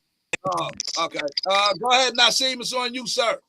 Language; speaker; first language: English; native; English